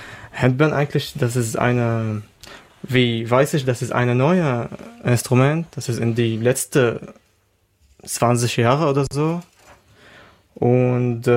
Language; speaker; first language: German; non-native, learner; Arabic